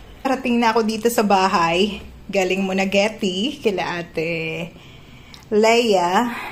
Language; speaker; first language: Filipino; non-native, local second language; Cebuano